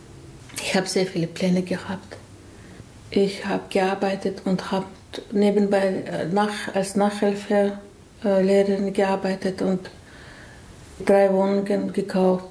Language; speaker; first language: German; non-native, learner; Chechen